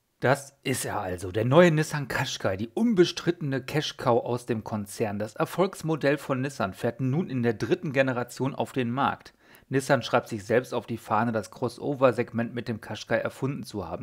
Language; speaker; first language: German; native; German